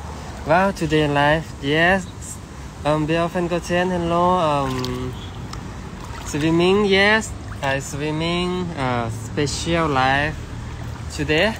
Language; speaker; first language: English; non-native, learner; Thai